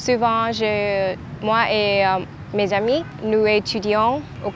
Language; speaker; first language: French; non-native, learner; Vietnamese